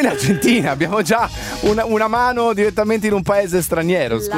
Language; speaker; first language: Italian; native; Italian